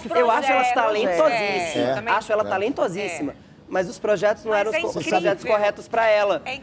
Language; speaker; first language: Portuguese; native; Portuguese